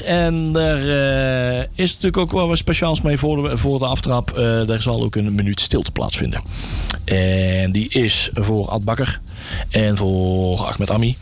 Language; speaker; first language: Dutch; native; Dutch